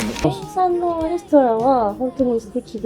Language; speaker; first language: Japanese; non-native, learner; French